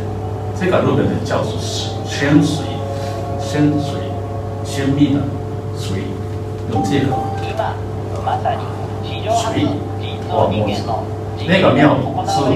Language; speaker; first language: Chinese; non-native, learner; Japanese